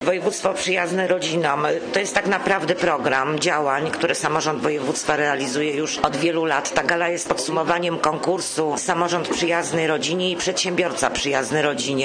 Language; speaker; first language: Polish; native; Polish